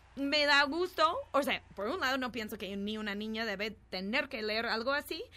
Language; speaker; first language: Spanish; non-native, fluent; English